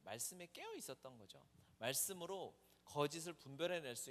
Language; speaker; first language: Korean; native; Korean